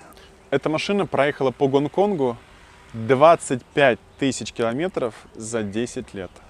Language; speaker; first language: Russian; native; Russian